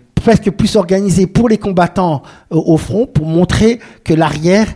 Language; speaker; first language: French; native; French